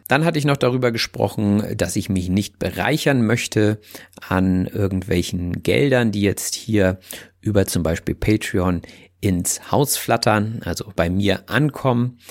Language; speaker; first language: German; native; German